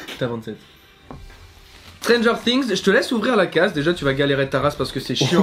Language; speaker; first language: French; native; French